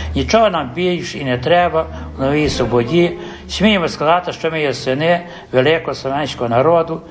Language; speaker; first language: Ukrainian; early bilingual, heritage; Ukrainian